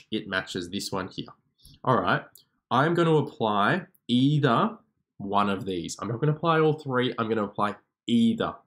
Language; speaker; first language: English; native; English